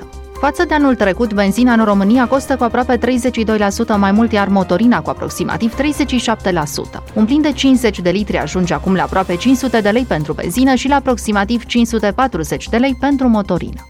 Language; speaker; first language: Romanian; native; Romanian